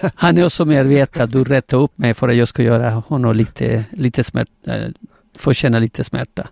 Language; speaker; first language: Swedish; non-native, fluent; Spanish